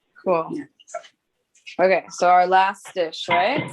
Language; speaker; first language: English; early bilingual, other home language; Bangla